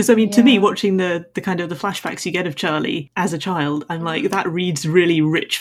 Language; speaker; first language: English; native; English